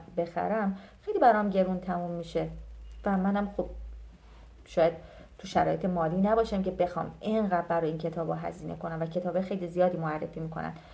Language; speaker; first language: Persian; native; Persian